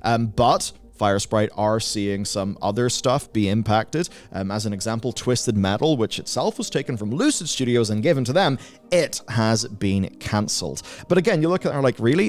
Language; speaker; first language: English; native; English